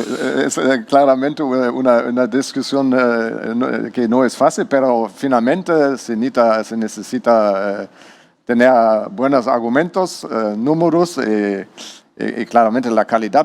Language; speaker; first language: Spanish; non-native, learner; German